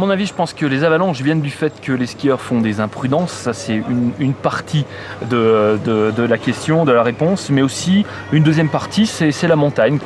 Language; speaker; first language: French; native; French